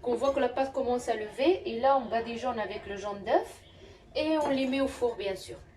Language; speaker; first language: French; non-native, local second language; Arabic